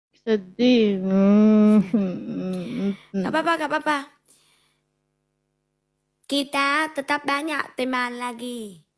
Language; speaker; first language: Indonesian; non-native, learner; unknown